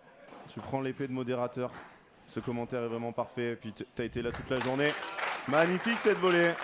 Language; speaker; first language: French; native; French